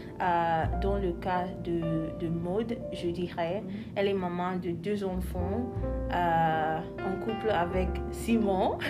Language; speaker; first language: French; non-native, learner; English